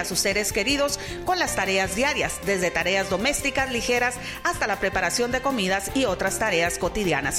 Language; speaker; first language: Spanish; native; Spanish